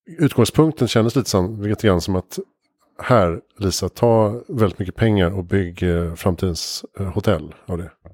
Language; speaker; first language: Swedish; native; Swedish